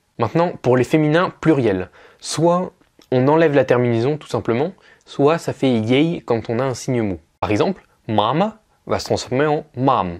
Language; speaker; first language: French; native; French